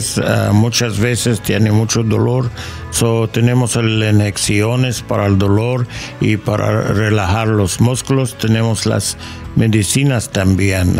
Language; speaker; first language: Spanish; non-native, learner; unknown